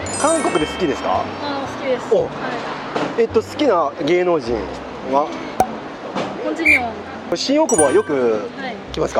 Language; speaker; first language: Japanese; non-native, fluent; Korean